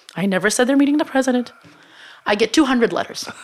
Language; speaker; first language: English; non-native, fluent; Hebrew